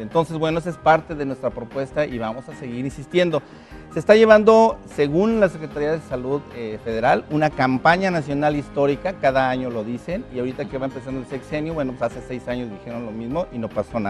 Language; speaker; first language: Spanish; native; Spanish